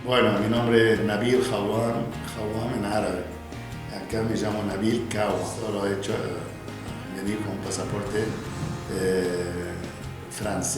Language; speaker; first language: Spanish; non-native, fluent; Arabic